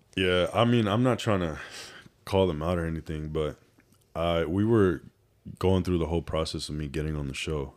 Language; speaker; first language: English; native; English